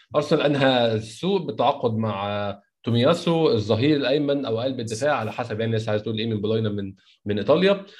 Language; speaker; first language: Arabic; native; Arabic